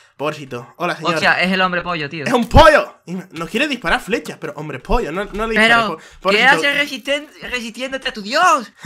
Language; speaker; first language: Spanish; native; Spanish